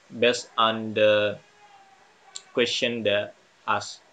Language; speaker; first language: English; non-native, fluent; Indonesian